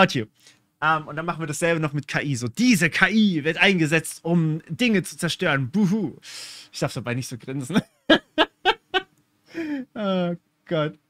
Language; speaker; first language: German; native; German